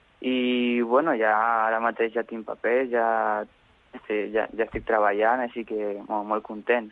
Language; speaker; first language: Catalan; early bilingual, other home language; Spanish